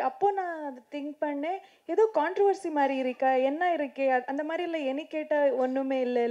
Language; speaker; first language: Tamil; non-native, learner; Kannada